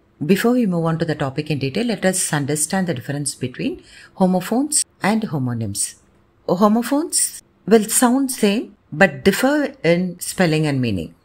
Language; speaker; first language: English; non-native, local second language; Tamil